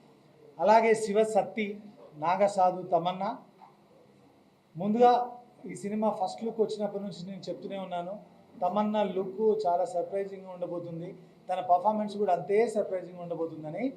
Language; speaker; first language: Telugu; native; Telugu